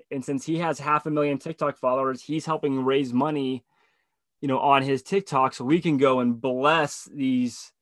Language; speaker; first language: English; native; English